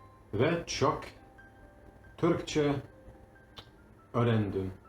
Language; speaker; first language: Turkish; non-native, learner; English